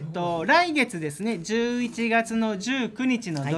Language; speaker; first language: Japanese; native; Japanese